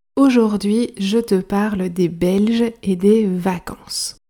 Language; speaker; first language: French; native; French